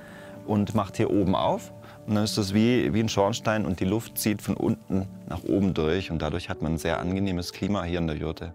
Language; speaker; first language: German; native; German